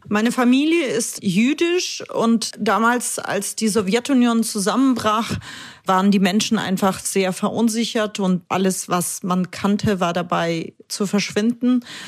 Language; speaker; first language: German; early bilingual, other home language; Russian